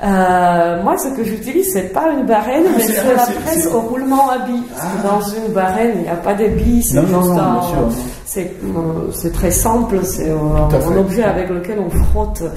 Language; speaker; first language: French; non-native, fluent; Czech